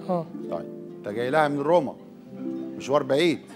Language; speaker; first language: Arabic; native; Arabic